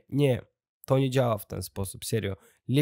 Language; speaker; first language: Polish; non-native, learner; Russian